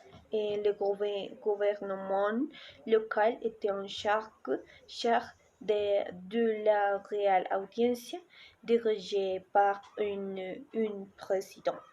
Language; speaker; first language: French; non-native, learner; Spanish